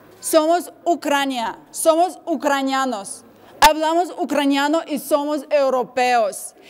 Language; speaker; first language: Spanish; non-native, fluent; Ukrainian